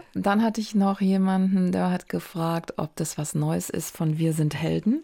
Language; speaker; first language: German; native; German